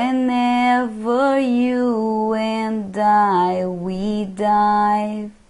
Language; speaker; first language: English; non-native, fluent; Portuguese